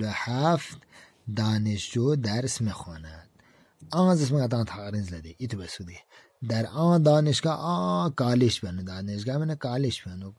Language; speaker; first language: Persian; non-native, fluent; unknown